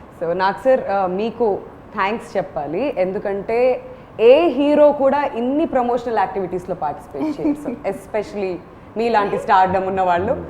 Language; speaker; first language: Telugu; native; Telugu